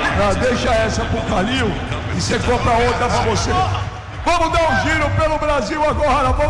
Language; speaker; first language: Portuguese; native; Portuguese